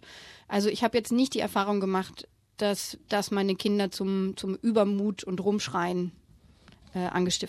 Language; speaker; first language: German; native; German